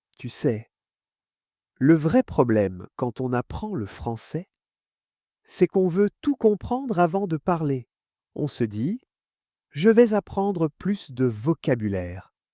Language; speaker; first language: French; non-native, fluent; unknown